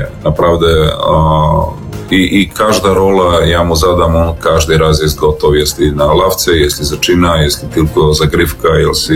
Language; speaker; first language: Polish; non-native, learner; Serbian